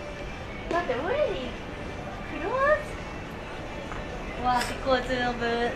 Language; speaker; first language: English; non-native, learner; Japanese